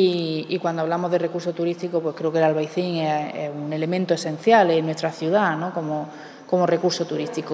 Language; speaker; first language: Spanish; native; Spanish